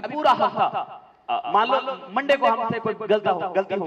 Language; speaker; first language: Hindi; native; Hindi